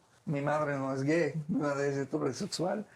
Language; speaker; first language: Spanish; non-native, learner; English